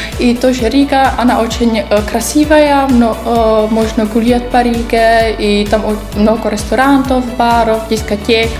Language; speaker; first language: Russian; non-native, learner; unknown